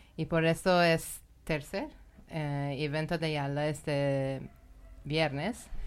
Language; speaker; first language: Spanish; non-native, learner; Persian